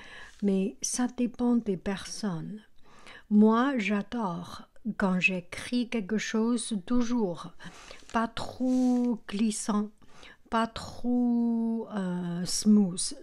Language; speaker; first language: French; non-native, learner; Chinese